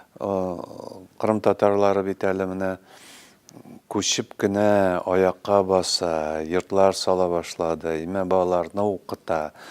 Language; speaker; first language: Tatar; native; Tatar